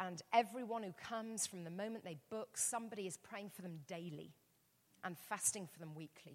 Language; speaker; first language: English; native; English